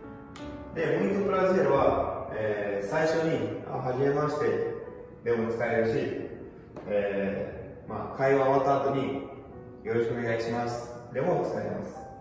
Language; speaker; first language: Japanese; non-native, fluent; Portuguese